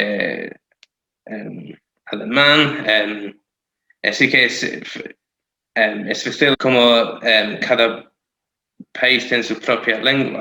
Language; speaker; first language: Spanish; non-native, fluent; English